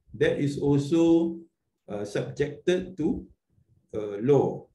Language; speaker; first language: English; non-native, local second language; Malay